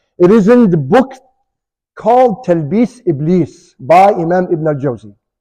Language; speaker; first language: English; native; English